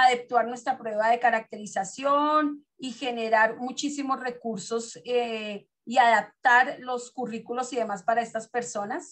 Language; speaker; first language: Spanish; native; Spanish